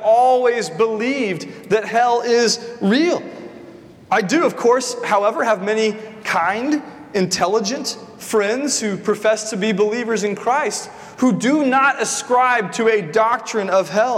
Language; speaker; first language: English; native; English